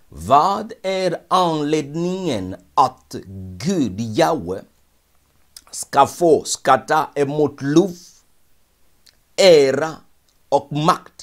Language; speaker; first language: Swedish; non-native, fluent; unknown